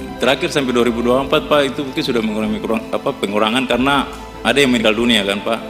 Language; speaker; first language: Indonesian; native; Indonesian